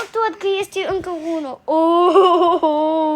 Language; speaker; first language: Romanian; early bilingual, heritage; Romanian